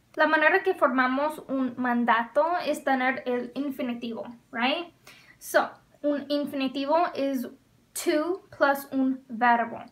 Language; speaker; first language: Spanish; non-native, fluent; English